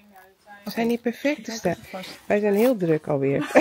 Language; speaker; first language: Dutch; native; Dutch